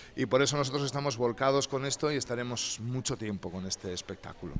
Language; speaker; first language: Spanish; native; Spanish